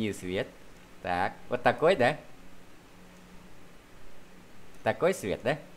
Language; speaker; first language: Russian; non-native, fluent; Vietnamese